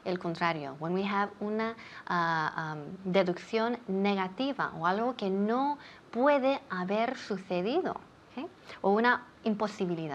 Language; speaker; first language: Spanish; non-native, fluent; English